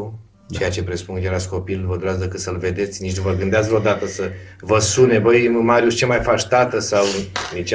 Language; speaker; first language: Romanian; native; Romanian